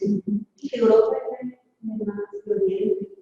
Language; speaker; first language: Spanish; non-native, fluent; Portuguese